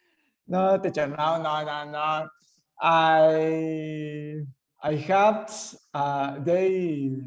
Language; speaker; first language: English; non-native, learner; Spanish